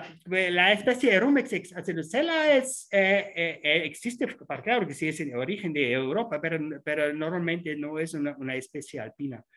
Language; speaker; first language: Spanish; non-native, fluent; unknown